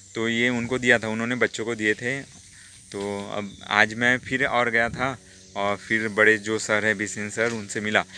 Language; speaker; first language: Hindi; non-native, local second language; Marathi